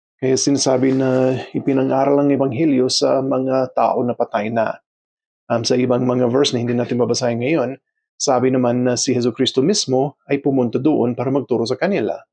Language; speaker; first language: Filipino; non-native, fluent; English